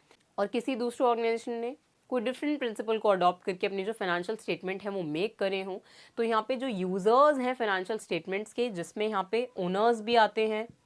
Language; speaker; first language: Hindi; native; Hindi